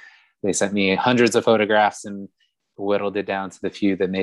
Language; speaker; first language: English; native; English